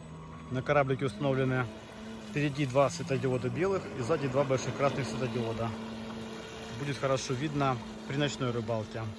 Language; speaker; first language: Russian; native; Russian